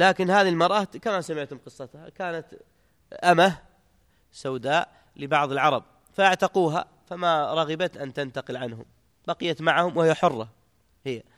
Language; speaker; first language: Arabic; native; Arabic